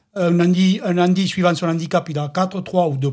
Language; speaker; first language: French; native; French